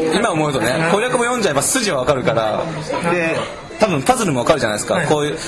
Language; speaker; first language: Japanese; native; Japanese